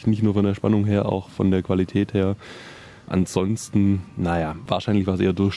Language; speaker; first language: German; native; German